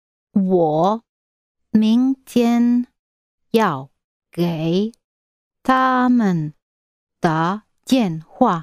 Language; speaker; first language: Chinese; non-native, learner; English